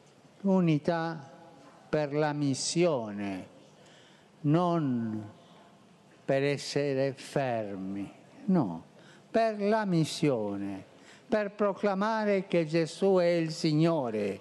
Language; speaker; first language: Italian; non-native, fluent; Spanish